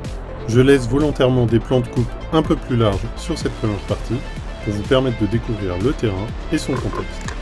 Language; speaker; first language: French; native; French